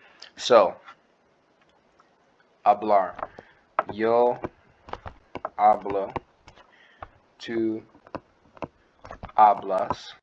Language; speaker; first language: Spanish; non-native, learner; English